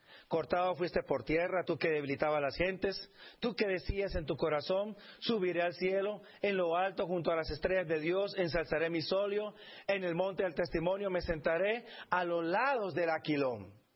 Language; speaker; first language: Spanish; native; Spanish